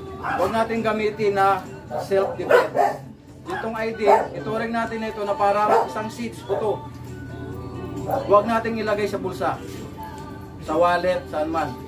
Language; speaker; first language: Filipino; native; Filipino